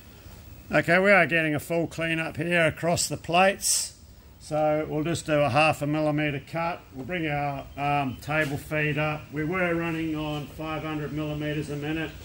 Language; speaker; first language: English; native; English